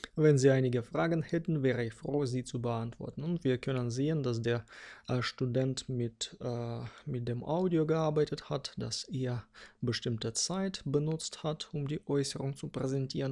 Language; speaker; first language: German; non-native, fluent; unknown